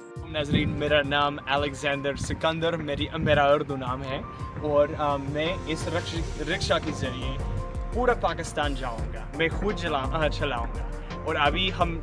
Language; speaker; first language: Hindi; non-native, learner; English